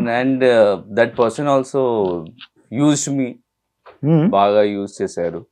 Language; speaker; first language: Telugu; non-native, learner; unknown